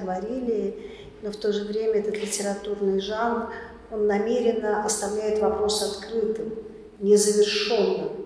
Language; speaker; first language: Russian; native; Russian